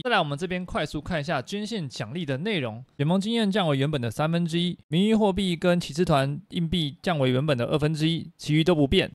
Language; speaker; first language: Chinese; native; Chinese